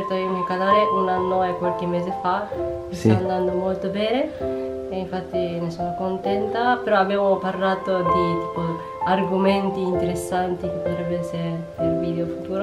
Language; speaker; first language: Italian; non-native, fluent; Japanese